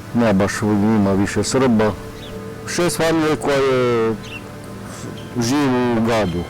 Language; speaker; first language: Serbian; early bilingual, heritage; Serbian